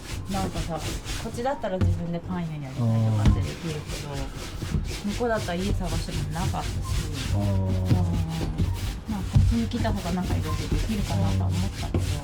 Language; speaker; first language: Japanese; native; Japanese